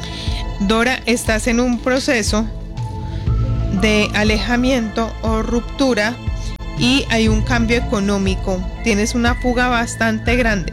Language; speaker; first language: Spanish; native; Spanish